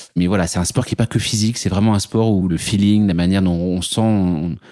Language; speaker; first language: French; native; French